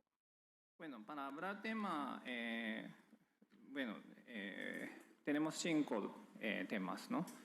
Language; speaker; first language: Spanish; non-native, fluent; Japanese